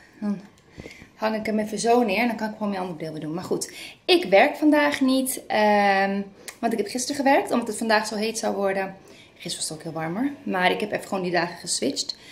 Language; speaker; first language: Dutch; non-native, fluent; Spanish